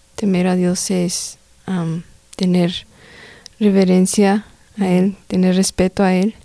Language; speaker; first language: Spanish; early bilingual, heritage; Spanish